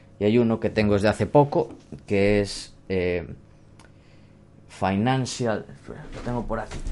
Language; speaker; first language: Spanish; native; Spanish